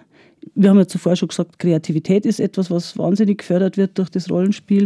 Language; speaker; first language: German; native; German